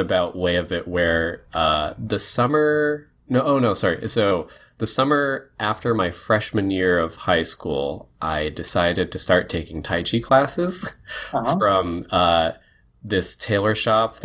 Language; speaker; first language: English; native; English